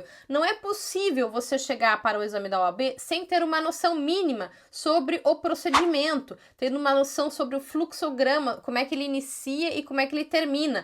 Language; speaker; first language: Portuguese; native; Portuguese